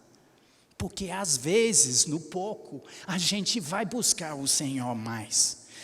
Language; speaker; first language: Portuguese; non-native, fluent; English